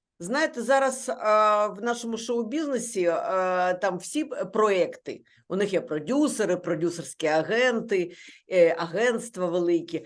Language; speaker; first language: Ukrainian; non-native, local second language; Russian